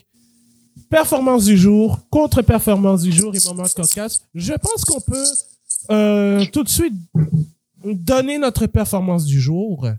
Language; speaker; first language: French; native; French